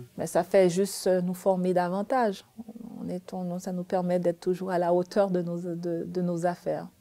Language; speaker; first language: French; early bilingual, other home language; Haitian Creole